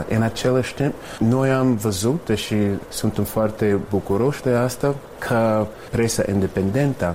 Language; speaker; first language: Romanian; non-native, fluent; English